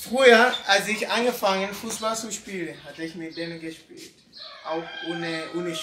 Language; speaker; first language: German; non-native, learner; Swahili